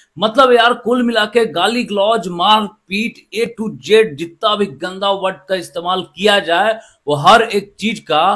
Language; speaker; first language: Hindi; non-native, local second language; Magahi